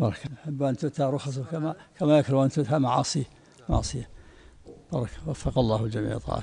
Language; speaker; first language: Arabic; native; Arabic